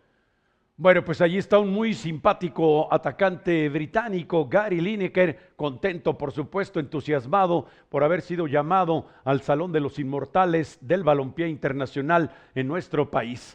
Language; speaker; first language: Spanish; native; Spanish